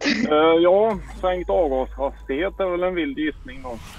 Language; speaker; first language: Swedish; native; Swedish